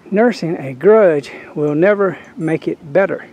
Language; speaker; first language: English; native; English